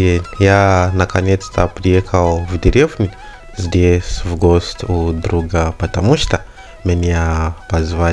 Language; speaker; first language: Russian; non-native, learner; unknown